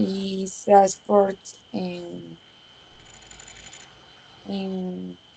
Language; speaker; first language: English; non-native, learner; Spanish